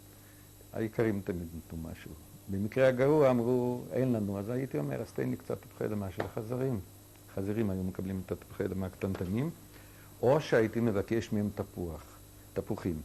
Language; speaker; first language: Hebrew; non-native, fluent; Yiddish